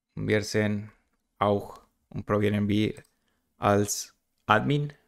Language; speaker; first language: German; non-native, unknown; Spanish